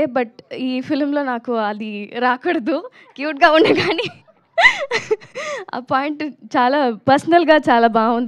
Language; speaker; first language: Telugu; non-native, learner; Tamil